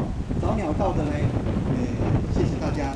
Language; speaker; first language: Chinese; native; Chinese